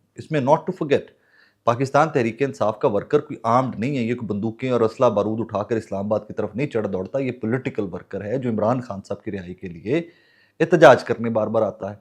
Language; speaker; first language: Urdu; non-native, local second language; Punjabi